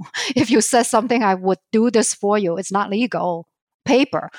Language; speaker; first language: English; non-native, fluent; Chinese